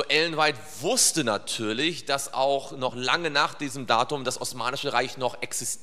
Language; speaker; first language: German; native; German